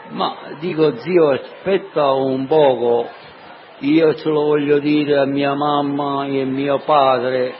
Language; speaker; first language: Italian; non-native, learner; Sicilian